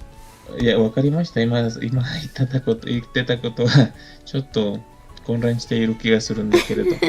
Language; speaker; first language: Japanese; non-native, fluent; Spanish